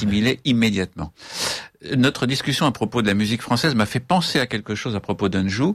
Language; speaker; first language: French; native; French